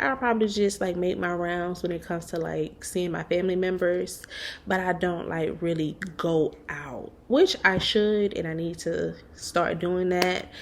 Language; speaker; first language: English; native; English